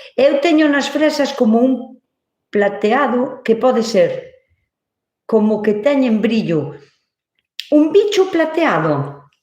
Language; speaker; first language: Galician; native; Galician